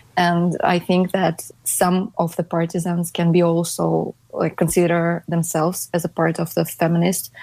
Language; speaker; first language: English; non-native, fluent; Russian